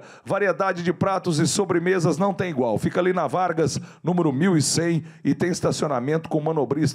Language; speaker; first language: Portuguese; native; Portuguese